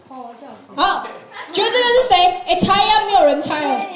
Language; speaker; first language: Chinese; native; Chinese